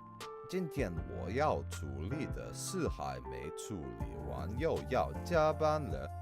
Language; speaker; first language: Chinese; non-native, learner; English